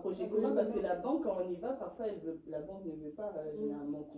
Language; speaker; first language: French; native; French